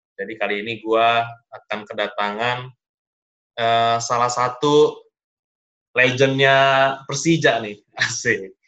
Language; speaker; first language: Indonesian; native; Indonesian